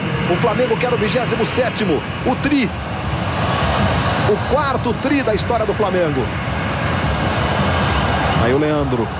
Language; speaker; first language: Portuguese; native; Portuguese